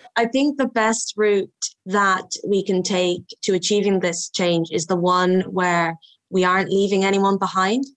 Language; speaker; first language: English; native; English